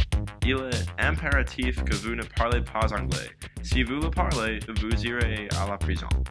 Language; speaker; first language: French; non-native, learner; English